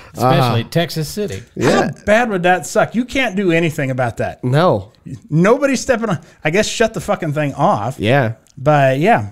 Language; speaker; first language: English; native; English